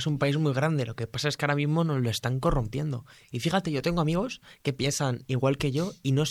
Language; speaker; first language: Spanish; native; Spanish